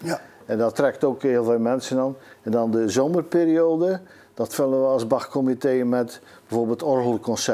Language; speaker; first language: Dutch; native; Dutch